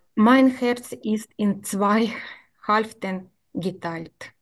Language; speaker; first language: German; non-native, learner; Ukrainian